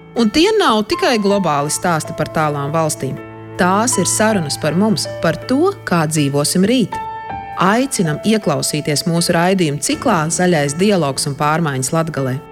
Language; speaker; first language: Latvian; native; Latvian